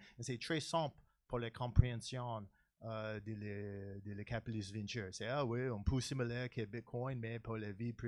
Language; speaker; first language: French; non-native, learner; English